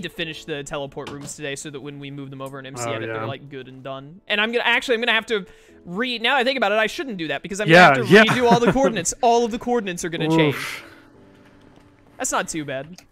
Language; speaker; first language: English; native; English